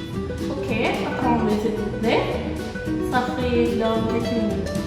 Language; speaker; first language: French; non-native, learner; Indonesian